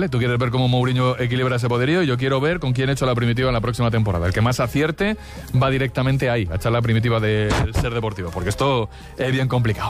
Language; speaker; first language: Spanish; native; Spanish